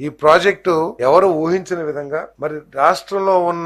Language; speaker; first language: Telugu; native; Telugu